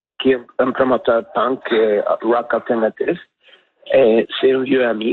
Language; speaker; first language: French; non-native, learner; English